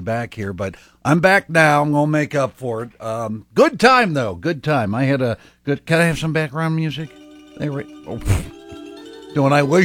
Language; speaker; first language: English; native; English